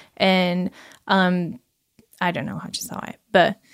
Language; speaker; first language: English; non-native, fluent; Portuguese